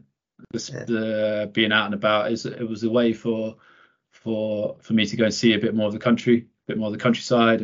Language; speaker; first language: English; native; English